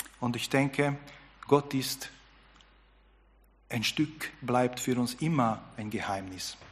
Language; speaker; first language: German; non-native, fluent; Hungarian